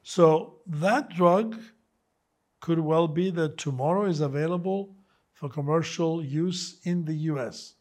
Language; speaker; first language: English; non-native, fluent; Greek